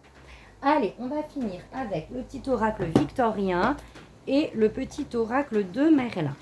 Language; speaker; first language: French; native; French